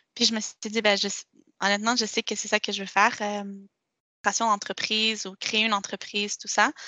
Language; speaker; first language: French; non-native, local second language; Spanish